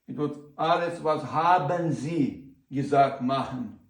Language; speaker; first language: German; non-native, learner; Ukrainian